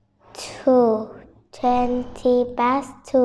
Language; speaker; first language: English; non-native, learner; Vietnamese